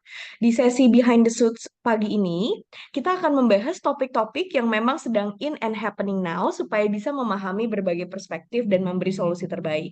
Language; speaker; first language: Indonesian; native; Indonesian